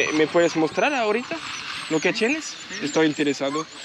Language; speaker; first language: Spanish; non-native, learner; French